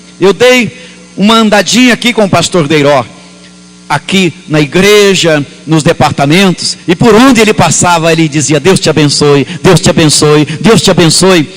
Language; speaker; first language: Portuguese; native; Portuguese